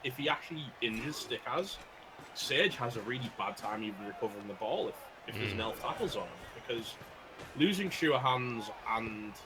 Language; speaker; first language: English; native; English